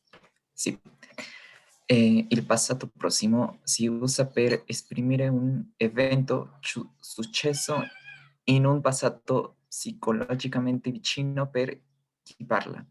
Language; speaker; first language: Italian; non-native, learner; Spanish